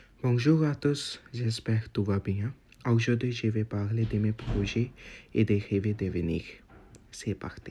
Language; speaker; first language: French; non-native, learner; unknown